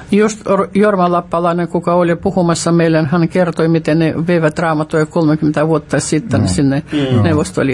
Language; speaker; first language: Finnish; non-native, fluent; Russian